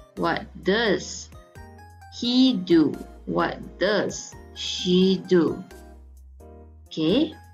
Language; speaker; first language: English; non-native, local second language; Malay